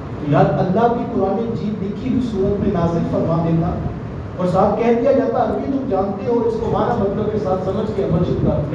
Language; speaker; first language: Urdu; native; Urdu